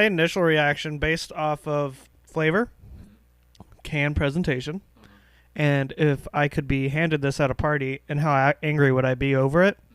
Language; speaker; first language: English; native; English